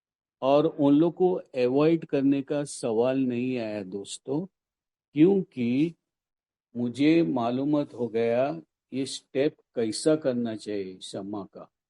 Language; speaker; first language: Hindi; non-native, local second language; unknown